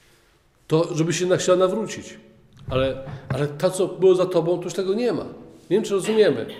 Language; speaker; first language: Polish; native; Polish